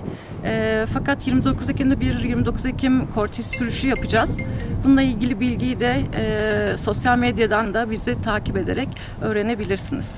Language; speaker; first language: Turkish; native; Turkish